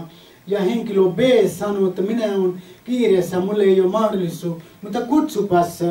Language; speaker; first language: Finnish; non-native, fluent; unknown